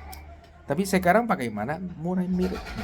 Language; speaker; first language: Indonesian; non-native, learner; Chinese